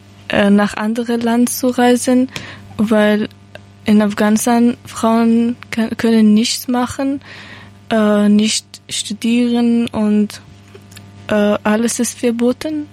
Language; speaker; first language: German; non-native, learner; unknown